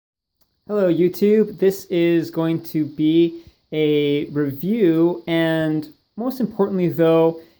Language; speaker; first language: English; native; English